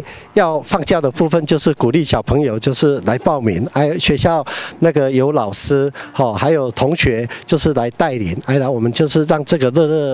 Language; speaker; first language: Chinese; native; Chinese